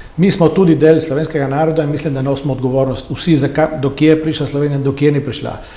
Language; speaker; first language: Slovenian; native; Slovenian